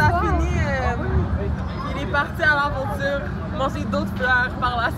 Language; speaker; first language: French; native; French